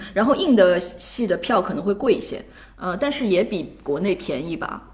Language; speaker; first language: Chinese; native; Chinese